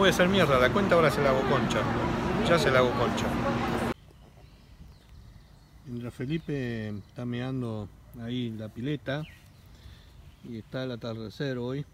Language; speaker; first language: Spanish; native; Spanish